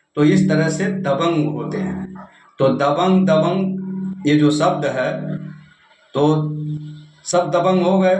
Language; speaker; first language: Hindi; native; Hindi